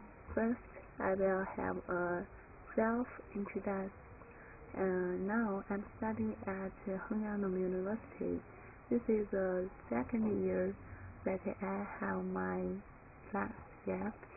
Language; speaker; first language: English; non-native, learner; Chinese